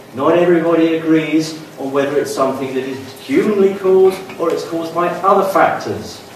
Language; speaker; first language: English; native; English